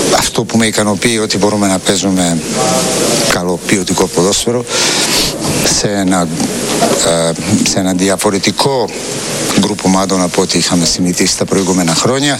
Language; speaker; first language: Greek; non-native, fluent; Serbian